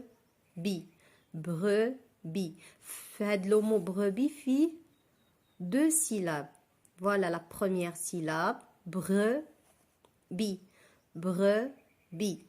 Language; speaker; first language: French; non-native, local second language; Arabic